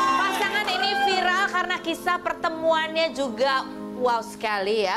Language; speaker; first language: Indonesian; native; Indonesian